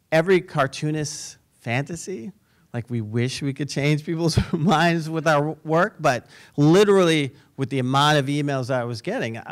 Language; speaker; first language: English; native; English